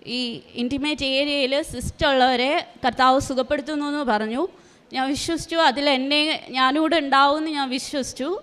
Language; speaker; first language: Malayalam; native; Malayalam